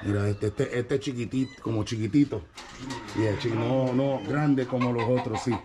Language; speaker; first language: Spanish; non-native, fluent; English